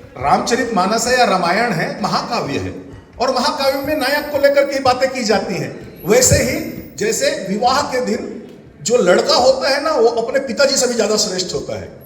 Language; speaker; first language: Hindi; non-native, local second language; Chhattisgarhi